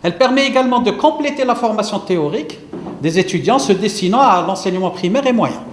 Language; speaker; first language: French; non-native, local second language; Arabic